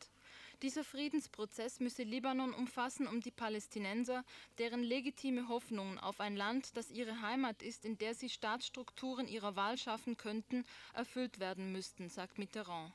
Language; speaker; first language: German; native; German